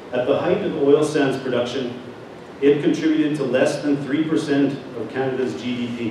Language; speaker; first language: English; native; English